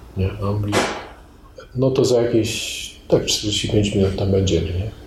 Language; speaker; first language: Polish; native; Polish